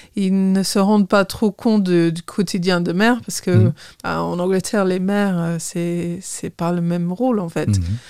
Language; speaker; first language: French; non-native, fluent; English